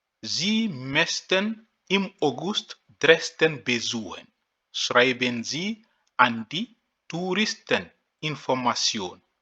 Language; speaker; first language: German; non-native, fluent; French